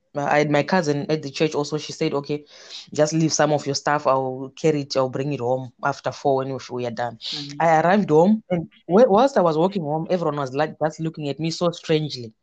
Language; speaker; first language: English; non-native, local second language; Shona